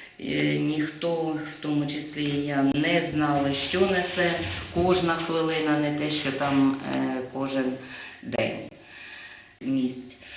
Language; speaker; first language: Ukrainian; native; Ukrainian